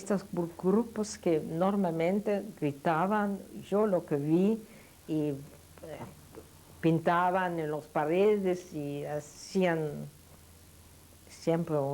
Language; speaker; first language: Spanish; non-native, fluent; Yiddish